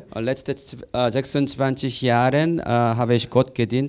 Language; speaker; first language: German; non-native, learner; Korean